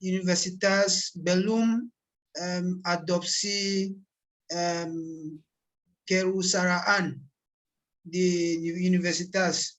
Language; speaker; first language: Indonesian; non-native, learner; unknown